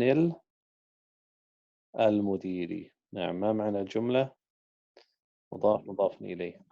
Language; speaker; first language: Arabic; non-native, fluent; English